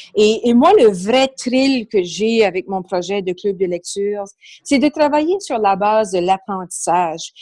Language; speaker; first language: French; native; French